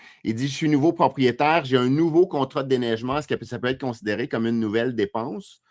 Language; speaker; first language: French; native; French